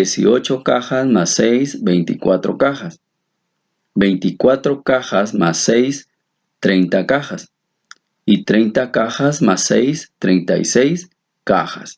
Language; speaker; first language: Spanish; native; Spanish